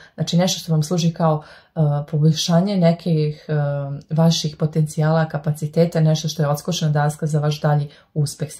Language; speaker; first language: Serbian; native; Serbian